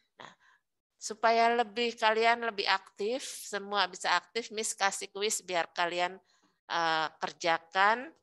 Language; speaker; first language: Indonesian; native; Indonesian